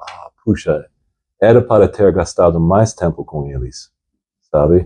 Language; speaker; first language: Portuguese; non-native, fluent; English